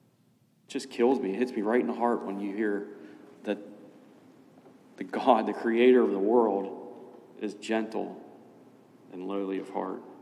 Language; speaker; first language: English; native; English